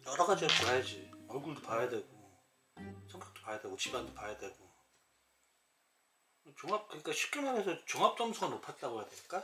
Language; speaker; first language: Korean; native; Korean